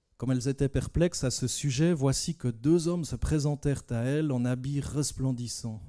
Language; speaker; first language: French; native; French